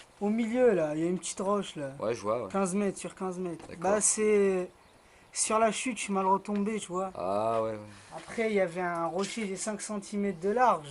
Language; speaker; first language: French; native; French